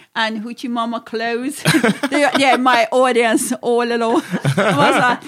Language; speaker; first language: English; non-native, fluent; Swedish